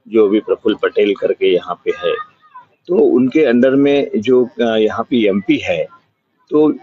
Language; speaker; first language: Hindi; non-native, local second language; Marathi